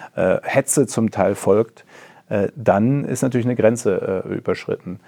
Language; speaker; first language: German; native; German